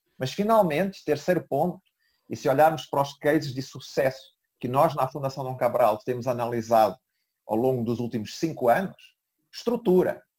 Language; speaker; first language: Portuguese; native; Portuguese